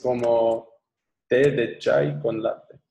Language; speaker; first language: Spanish; non-native, learner; English